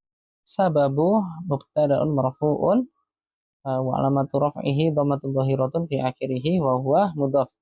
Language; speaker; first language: Arabic; non-native, fluent; Indonesian